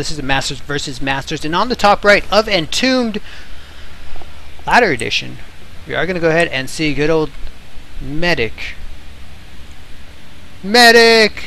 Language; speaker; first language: English; native; English